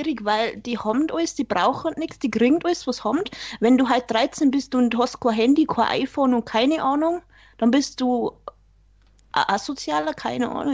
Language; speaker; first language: German; native; German